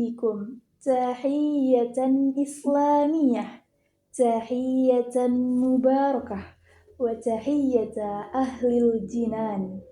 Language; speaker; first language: Arabic; non-native, learner; Indonesian